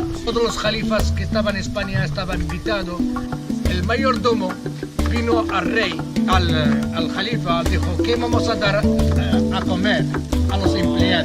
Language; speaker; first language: Spanish; non-native, fluent; Arabic